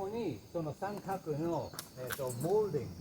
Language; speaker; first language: Japanese; non-native, learner; English